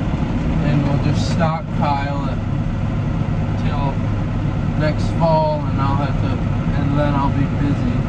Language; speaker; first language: English; native; English